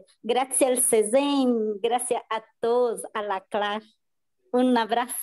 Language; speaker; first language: Spanish; non-native, fluent; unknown